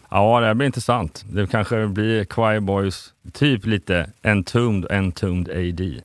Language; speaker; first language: Swedish; native; Swedish